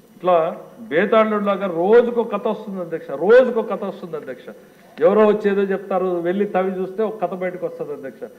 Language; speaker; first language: Telugu; native; Telugu